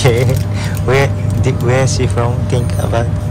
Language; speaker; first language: English; non-native, learner; Japanese